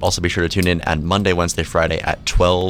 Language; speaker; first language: English; native; English